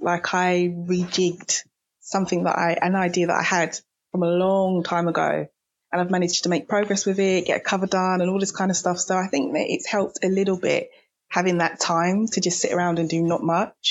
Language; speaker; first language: English; native; English